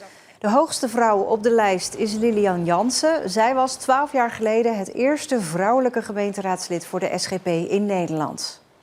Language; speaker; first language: Dutch; native; Dutch